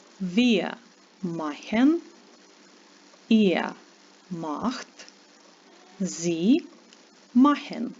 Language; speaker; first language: German; non-native, fluent; Ukrainian